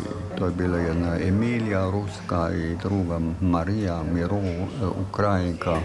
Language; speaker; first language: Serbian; non-native, fluent; German